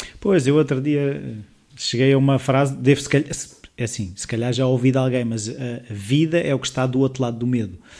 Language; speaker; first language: Portuguese; native; Portuguese